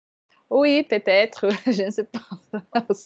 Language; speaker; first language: French; non-native, fluent; Portuguese